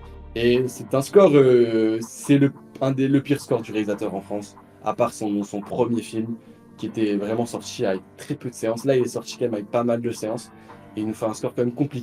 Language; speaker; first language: French; native; French